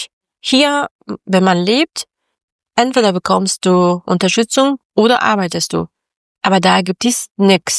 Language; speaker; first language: German; non-native, learner; Persian